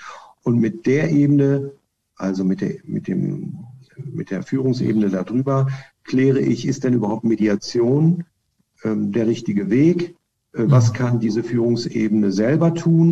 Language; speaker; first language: German; native; German